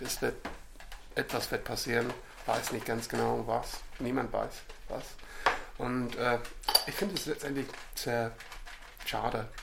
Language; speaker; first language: German; non-native, fluent; English